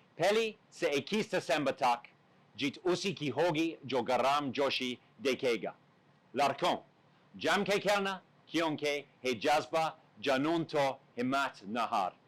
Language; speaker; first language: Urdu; non-native, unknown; English